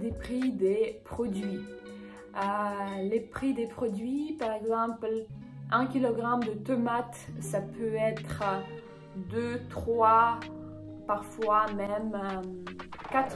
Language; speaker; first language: French; non-native, fluent; Ukrainian